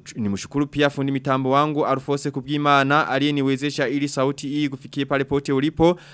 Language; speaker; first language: Swahili; non-native, local second language; Rundi